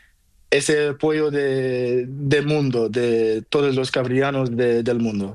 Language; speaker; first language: Spanish; non-native, learner; Portuguese